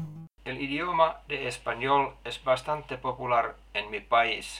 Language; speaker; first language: Spanish; non-native, learner; Finnish